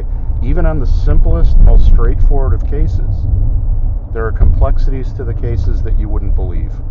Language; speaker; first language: English; native; English